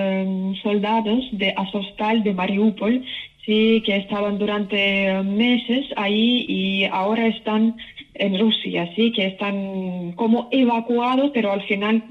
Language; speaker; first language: Spanish; non-native, fluent; Ukrainian